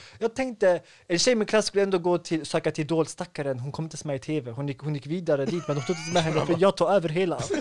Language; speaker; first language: Swedish; early bilingual, other home language; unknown